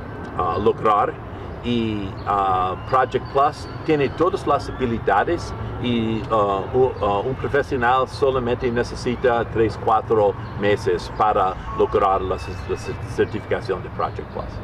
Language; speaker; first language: Spanish; non-native, learner; English